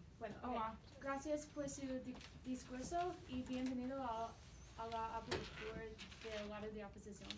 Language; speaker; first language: Spanish; non-native, learner; English